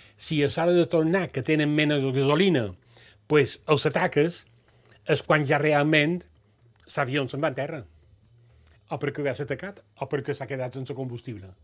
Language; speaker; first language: Catalan; native; Catalan